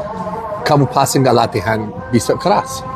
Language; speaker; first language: Indonesian; non-native, learner; English